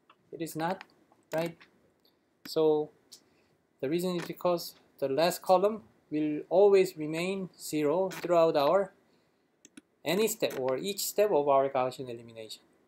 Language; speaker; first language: English; non-native, fluent; Korean